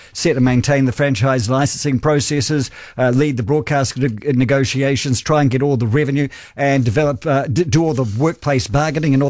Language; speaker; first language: English; native; English